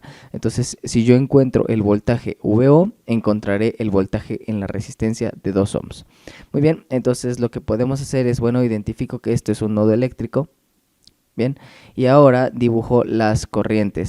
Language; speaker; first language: Spanish; native; Spanish